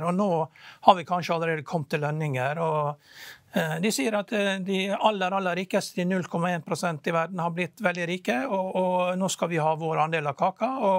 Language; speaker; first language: Norwegian; native; Norwegian